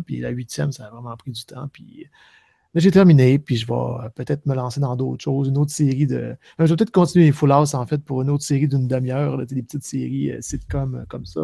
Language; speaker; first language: French; native; French